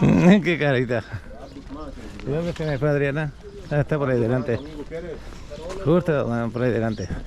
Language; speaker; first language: Spanish; native; Spanish